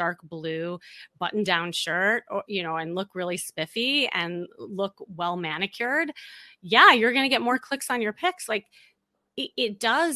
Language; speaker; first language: English; native; English